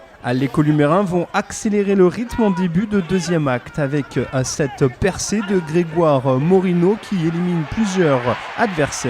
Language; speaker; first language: French; native; French